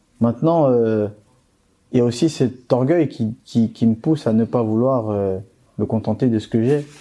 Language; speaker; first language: French; early bilingual, other home language; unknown